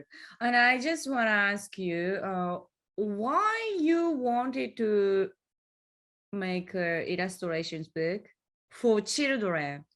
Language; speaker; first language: English; non-native, learner; Japanese